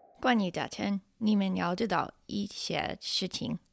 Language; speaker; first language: Chinese; non-native, fluent; English